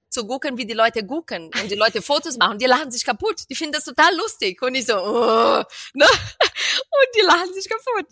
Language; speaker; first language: German; non-native, fluent; Portuguese